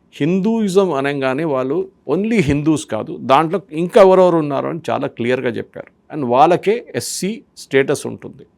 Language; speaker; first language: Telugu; non-native, fluent; Malayalam